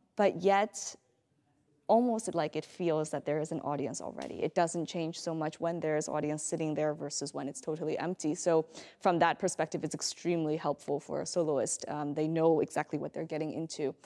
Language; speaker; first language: English; native; English